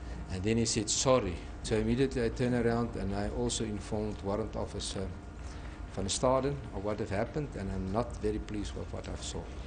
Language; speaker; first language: English; non-native, local second language; Afrikaans